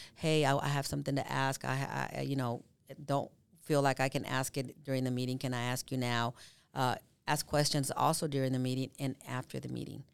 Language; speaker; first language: English; early bilingual, other home language; Spanish